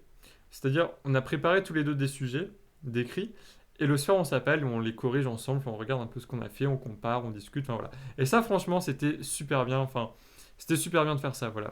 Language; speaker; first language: French; native; French